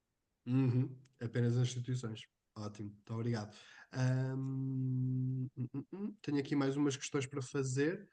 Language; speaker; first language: Portuguese; native; Portuguese